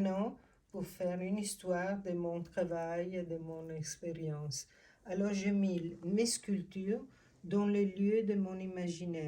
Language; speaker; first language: French; non-native, fluent; Italian